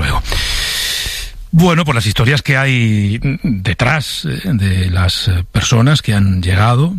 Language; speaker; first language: Spanish; native; Spanish